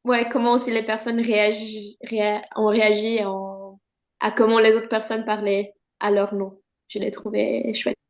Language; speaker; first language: French; non-native, fluent; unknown